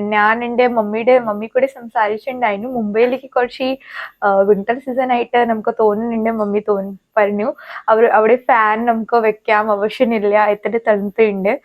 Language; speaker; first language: Malayalam; native; Malayalam